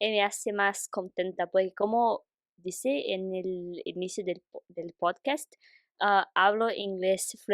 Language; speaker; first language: Spanish; non-native, fluent; Portuguese